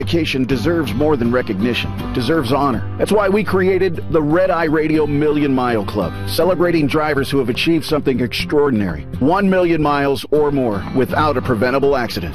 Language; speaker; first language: English; native; English